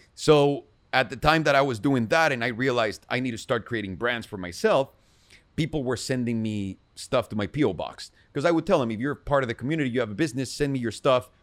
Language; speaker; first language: English; non-native, fluent; Spanish